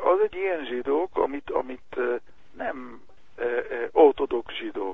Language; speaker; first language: Hungarian; non-native, learner; Hebrew